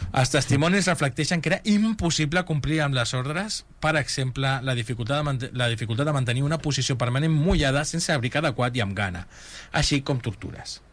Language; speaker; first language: Catalan; non-native, local second language; Spanish